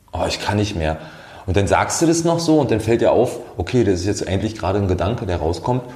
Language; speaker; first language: German; native; German